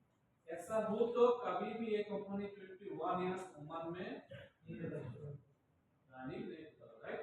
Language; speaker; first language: Hindi; non-native, learner; Bangla